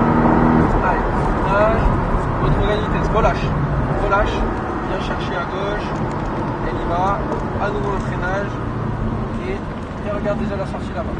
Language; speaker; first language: French; native; French